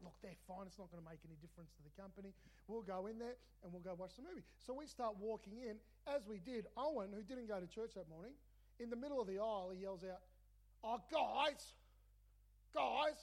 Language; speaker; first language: English; native; English